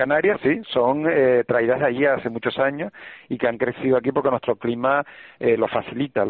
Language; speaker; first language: Spanish; native; Spanish